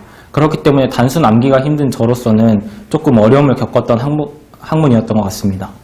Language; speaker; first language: Korean; native; Korean